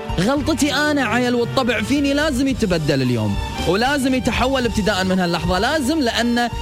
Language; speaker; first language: Arabic; native; Arabic